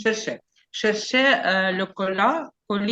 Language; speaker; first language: French; non-native, learner; Ukrainian